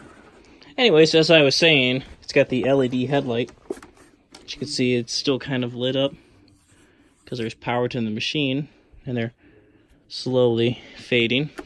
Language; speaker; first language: English; native; English